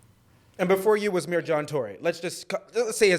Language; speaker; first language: English; native; English